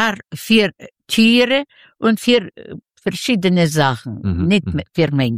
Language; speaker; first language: German; non-native, learner; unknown